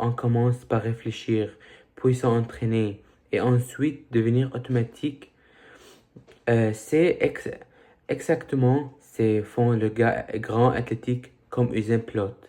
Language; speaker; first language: French; early bilingual, other home language; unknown